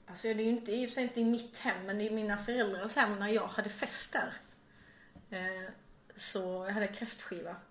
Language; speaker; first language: Swedish; native; Swedish